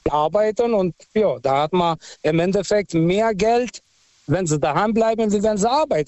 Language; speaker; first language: German; non-native, fluent; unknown